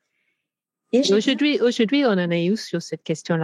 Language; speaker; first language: French; non-native, fluent; English